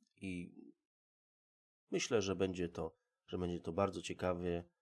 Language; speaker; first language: Polish; native; Polish